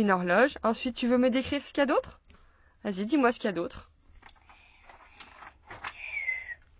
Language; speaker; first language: French; native; French